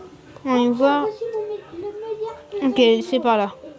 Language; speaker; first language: French; native; French